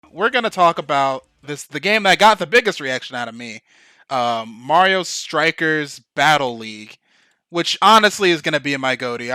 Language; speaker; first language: English; native; English